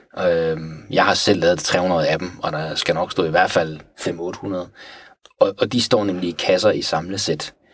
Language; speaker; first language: Danish; early bilingual, other home language; Persian